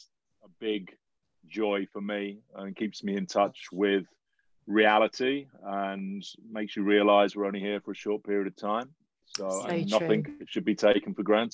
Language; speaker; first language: English; native; English